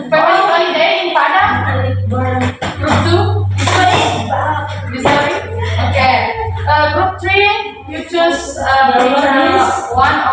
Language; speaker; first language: English; non-native, learner; Indonesian